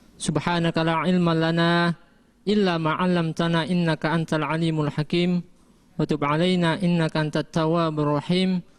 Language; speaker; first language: Indonesian; native; Indonesian